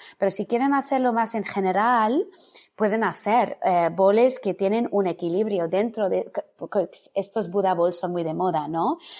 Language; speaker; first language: Spanish; non-native, fluent; English